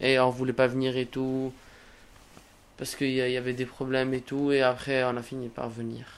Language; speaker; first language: French; early bilingual, other home language; Albanian